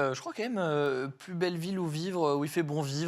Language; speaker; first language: French; native; French